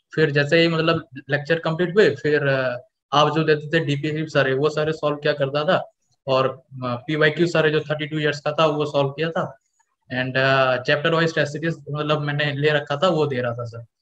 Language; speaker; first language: Hindi; non-native, local second language; Odia